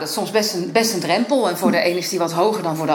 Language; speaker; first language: Dutch; native; Dutch